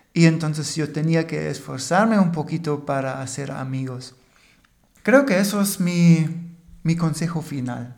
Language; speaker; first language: Spanish; non-native, fluent; German